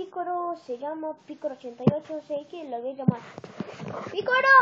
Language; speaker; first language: Spanish; native; Spanish